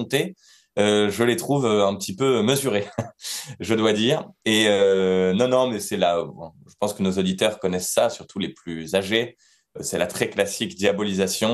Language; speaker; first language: French; native; French